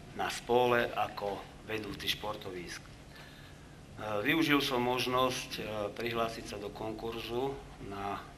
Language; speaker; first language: Slovak; native; Slovak